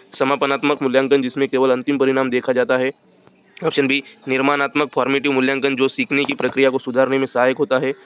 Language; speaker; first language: Hindi; non-native, local second language; Marathi